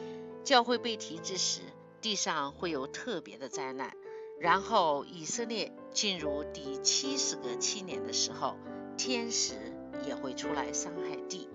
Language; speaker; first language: Chinese; native; Chinese